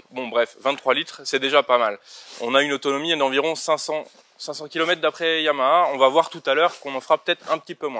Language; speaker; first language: French; native; French